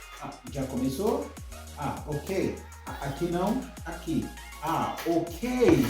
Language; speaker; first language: Portuguese; non-native, fluent; English